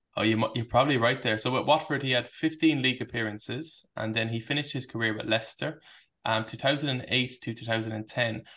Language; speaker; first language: English; native; English